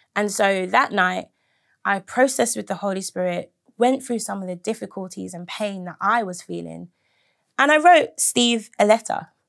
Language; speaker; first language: English; native; English